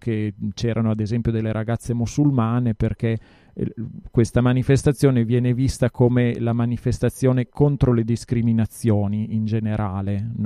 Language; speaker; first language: Italian; native; Italian